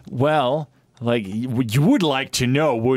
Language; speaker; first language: English; native; English